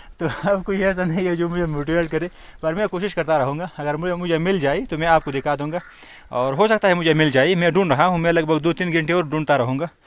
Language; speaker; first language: Hindi; non-native, fluent; Pashto